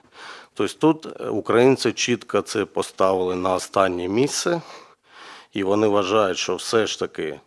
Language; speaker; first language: Ukrainian; native; Ukrainian